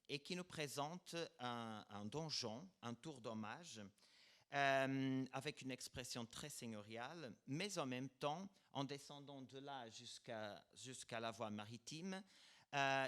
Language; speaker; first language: French; non-native, fluent; Portuguese